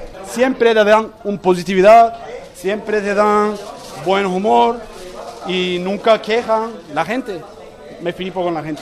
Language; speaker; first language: Spanish; non-native, fluent; Turkish